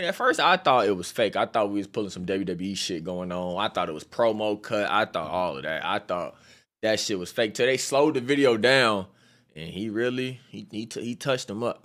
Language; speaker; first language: English; native; English